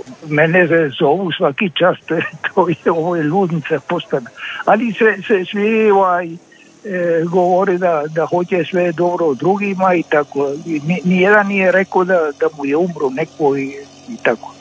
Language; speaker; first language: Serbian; early bilingual, heritage; Spanish